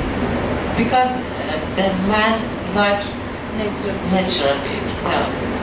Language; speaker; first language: English; non-native, learner; Persian